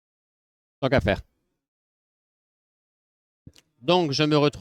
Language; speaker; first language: French; native; French